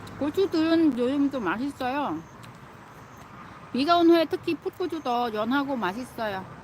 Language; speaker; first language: Korean; non-native, fluent; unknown